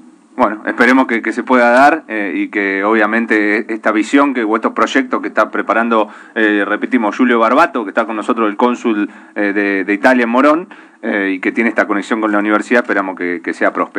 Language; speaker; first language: Spanish; native; Spanish